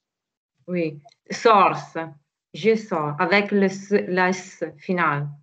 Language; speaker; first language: French; non-native, learner; Italian